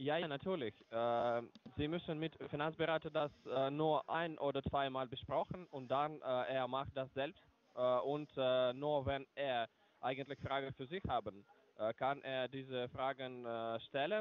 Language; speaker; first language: German; non-native, learner; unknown